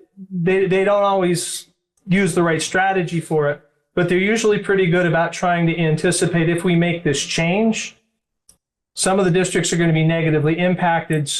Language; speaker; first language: English; native; English